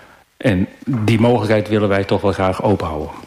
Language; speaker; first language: Dutch; native; Dutch